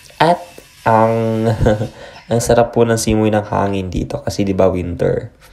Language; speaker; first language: Filipino; native; Filipino